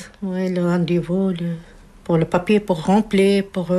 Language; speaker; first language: French; non-native, learner; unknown